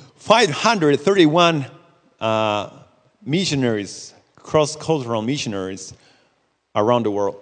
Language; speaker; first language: English; non-native, fluent; Spanish